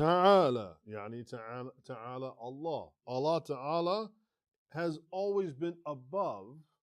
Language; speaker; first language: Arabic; non-native, fluent; English